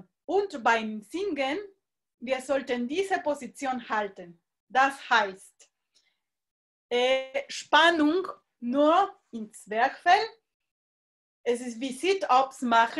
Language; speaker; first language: German; non-native, fluent; Spanish